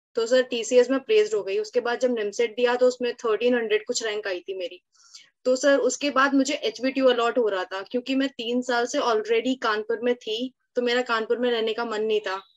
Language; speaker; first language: Hindi; native; Hindi